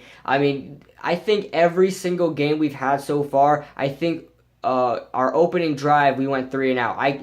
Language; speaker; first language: English; native; English